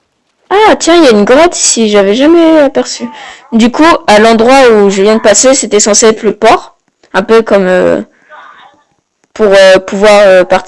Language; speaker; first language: French; native; French